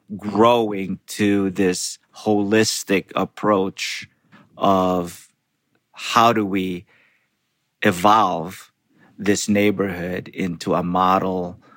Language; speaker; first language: English; non-native, local second language; Filipino